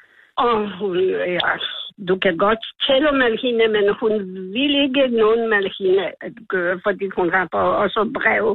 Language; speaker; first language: Danish; non-native, learner; Polish